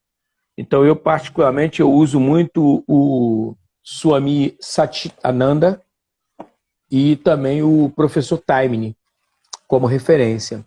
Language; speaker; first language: Portuguese; native; Portuguese